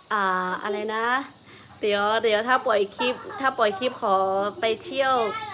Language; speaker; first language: Thai; non-native, local second language; Lahu